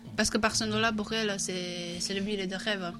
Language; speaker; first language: French; non-native, learner; Chinese